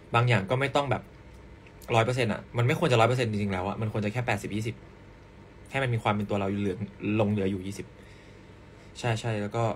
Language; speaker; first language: Thai; native; Thai